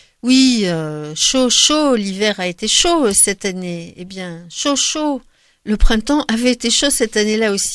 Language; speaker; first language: French; native; French